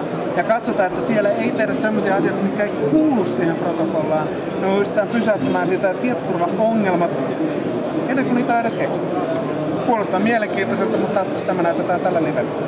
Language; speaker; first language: Finnish; native; Finnish